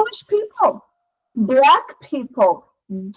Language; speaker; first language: English; non-native, fluent; Portuguese